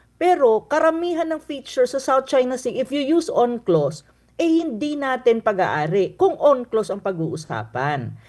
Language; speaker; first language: Filipino; non-native, local second language; Cebuano